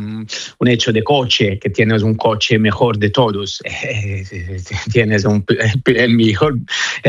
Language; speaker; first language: Spanish; non-native, fluent; Italian